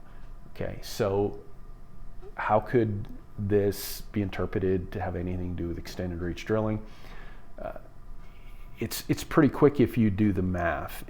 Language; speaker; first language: English; native; English